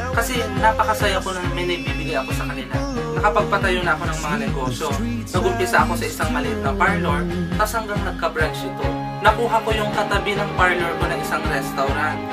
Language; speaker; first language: Filipino; non-native, local second language; Iloko